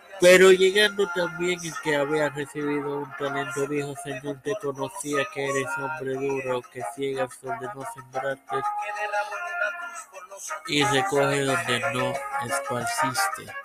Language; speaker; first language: Spanish; native; Spanish